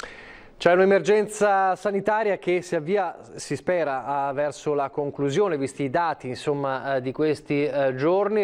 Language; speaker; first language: Italian; native; Italian